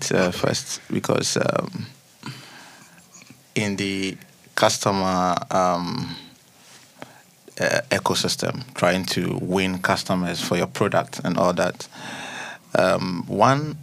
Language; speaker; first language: English; non-native, local second language; Akan